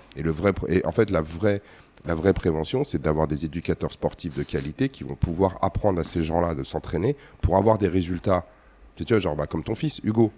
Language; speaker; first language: French; native; French